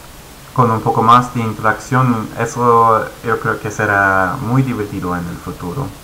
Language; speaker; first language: Spanish; non-native, fluent; Swedish